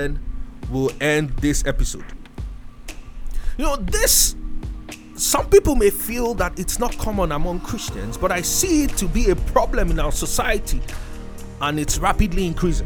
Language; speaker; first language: English; non-native, local second language; Yoruba